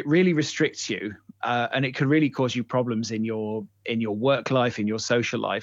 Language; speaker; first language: English; native; English